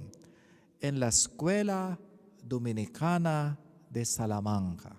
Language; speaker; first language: Spanish; non-native, learner; Filipino